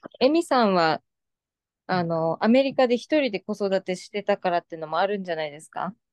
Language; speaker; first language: Japanese; native; Japanese